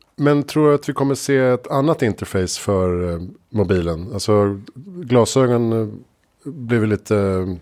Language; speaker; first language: Swedish; native; Swedish